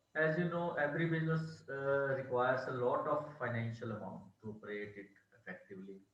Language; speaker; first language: English; non-native, local second language; Punjabi